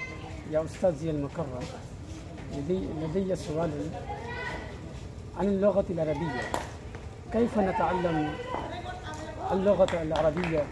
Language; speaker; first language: Arabic; non-native, learner; Urdu